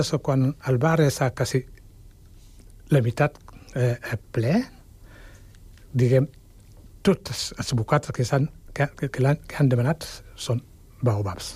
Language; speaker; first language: Catalan; non-native, fluent; Wolof